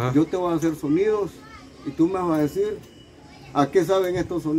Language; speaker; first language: Spanish; native; Spanish